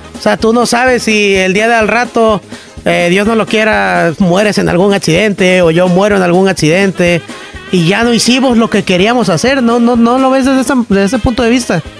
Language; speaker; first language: Spanish; native; Spanish